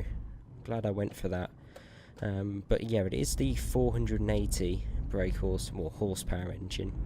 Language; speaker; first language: English; native; English